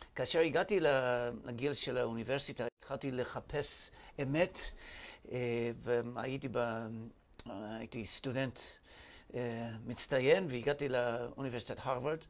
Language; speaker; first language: Hebrew; non-native, fluent; English